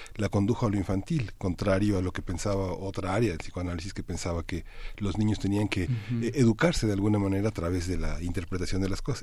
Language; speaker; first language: Spanish; native; Spanish